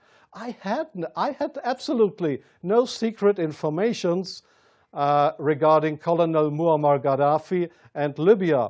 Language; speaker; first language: English; non-native, fluent; German